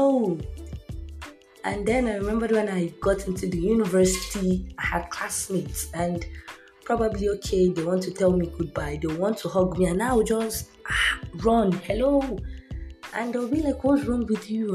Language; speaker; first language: English; non-native, local second language; Yoruba